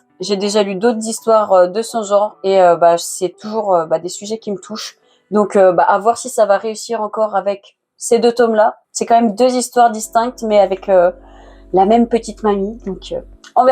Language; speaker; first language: French; native; French